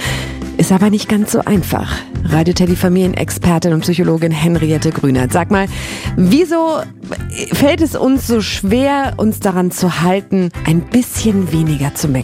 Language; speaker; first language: German; native; German